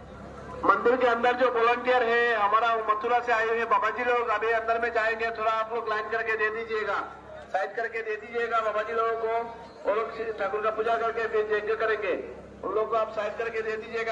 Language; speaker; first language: Hindi; non-native, local second language; Bangla